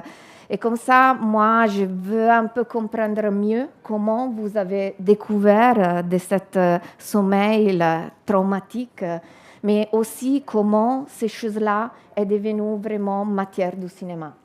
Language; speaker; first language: French; non-native, learner; Italian